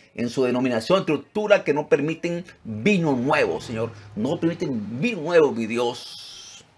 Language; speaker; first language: Spanish; native; Spanish